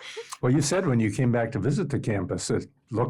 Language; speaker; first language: English; native; English